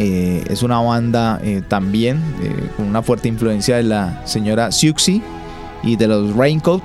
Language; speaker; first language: Spanish; native; Spanish